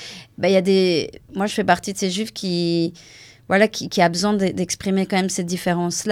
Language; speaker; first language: French; native; French